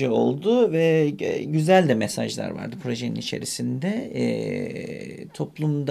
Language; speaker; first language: Turkish; native; Turkish